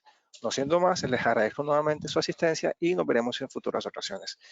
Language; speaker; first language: Spanish; native; Spanish